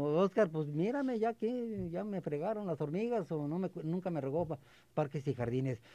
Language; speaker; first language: Spanish; native; Spanish